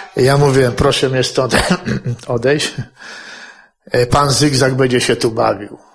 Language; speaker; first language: Polish; native; Polish